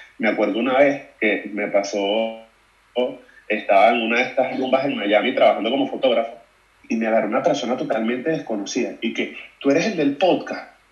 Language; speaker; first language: Spanish; native; Spanish